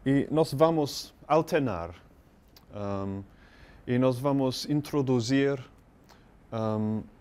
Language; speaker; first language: Portuguese; non-native, learner; English